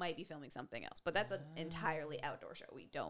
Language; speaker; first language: English; native; English